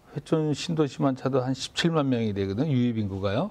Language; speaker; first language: Korean; native; Korean